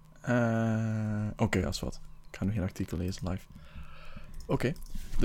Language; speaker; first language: Dutch; native; Dutch